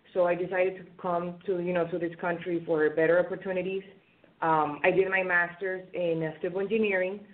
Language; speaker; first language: English; non-native, fluent; Spanish